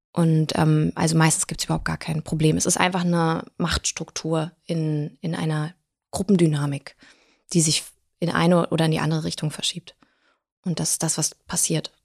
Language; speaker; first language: German; early bilingual, other home language; Russian